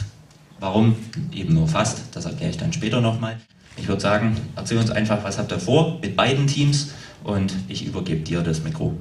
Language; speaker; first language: German; native; German